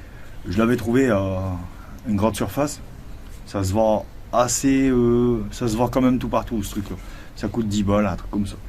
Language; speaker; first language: French; native; French